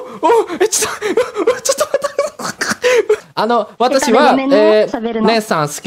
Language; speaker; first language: Japanese; non-native, learner; Indonesian